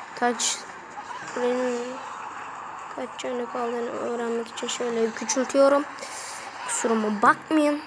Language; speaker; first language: Turkish; native; Turkish